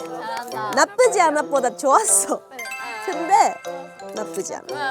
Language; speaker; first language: Korean; non-native, fluent; Japanese